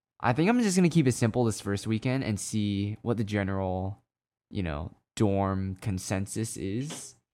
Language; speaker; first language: English; native; English